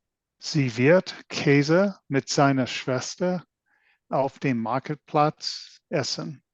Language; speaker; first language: German; non-native, learner; English